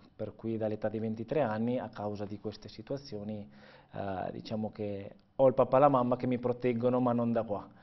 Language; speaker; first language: Italian; non-native, fluent; Catalan